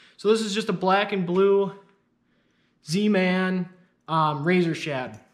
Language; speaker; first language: English; native; English